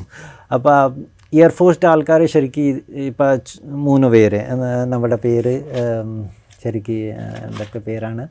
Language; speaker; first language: Malayalam; non-native, fluent; Bangla